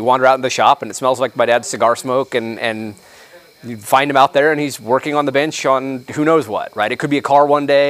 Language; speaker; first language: English; native; English